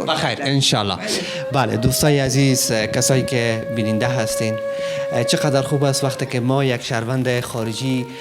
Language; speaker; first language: Persian; native; Persian